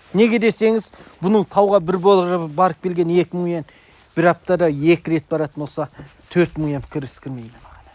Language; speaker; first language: Kazakh; native; Kazakh